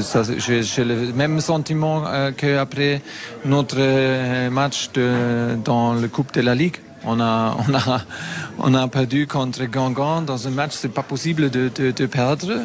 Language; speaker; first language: French; non-native, fluent; German